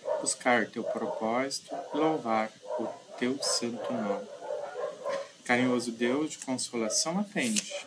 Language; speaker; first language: Portuguese; native; Portuguese